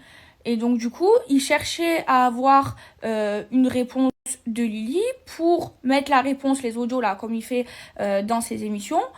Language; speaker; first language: French; native; French